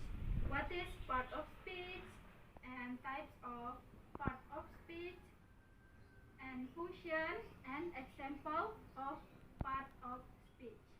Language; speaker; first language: English; non-native, learner; Indonesian